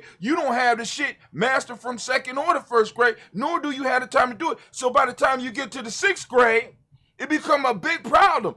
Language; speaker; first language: English; native; English